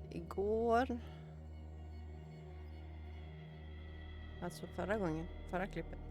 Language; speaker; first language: Swedish; native; Swedish